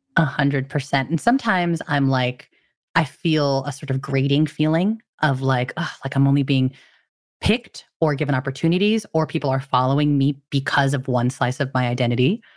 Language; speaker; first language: English; early bilingual, other home language; Filipino